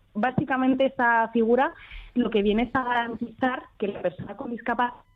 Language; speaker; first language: Spanish; early bilingual, other home language; Arabic